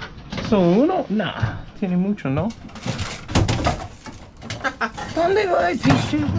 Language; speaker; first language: Spanish; non-native, learner; English